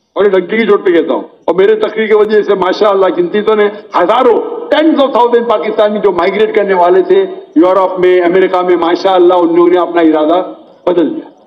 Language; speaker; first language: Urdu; non-native, local second language; Konkani